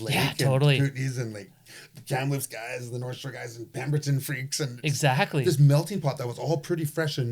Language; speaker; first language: English; native; English